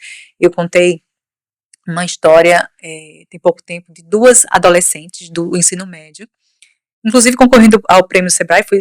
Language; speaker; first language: Portuguese; native; Portuguese